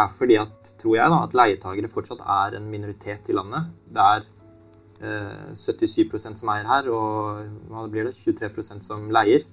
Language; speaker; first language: Norwegian; native; Norwegian